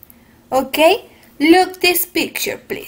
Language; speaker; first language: English; non-native, fluent; Spanish